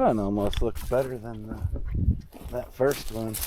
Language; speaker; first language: English; native; English